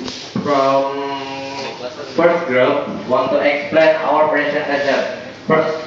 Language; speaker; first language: English; non-native, learner; Indonesian